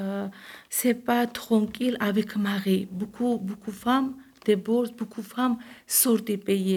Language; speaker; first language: French; non-native, learner; Georgian